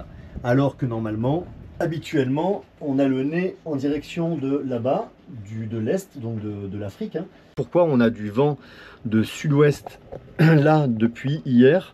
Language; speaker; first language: French; native; French